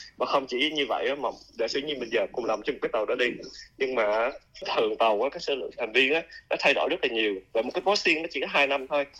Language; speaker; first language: Vietnamese; native; Vietnamese